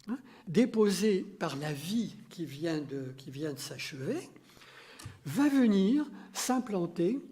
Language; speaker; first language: French; native; French